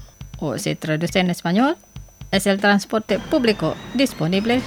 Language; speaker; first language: Spanish; non-native, fluent; Indonesian